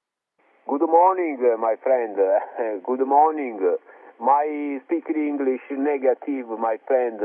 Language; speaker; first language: English; non-native, learner; Italian